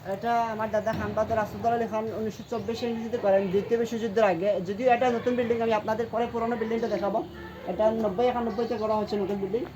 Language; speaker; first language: Bangla; non-native, local second language; Sylheti